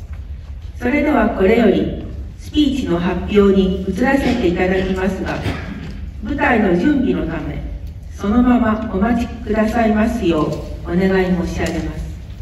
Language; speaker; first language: Japanese; native; Japanese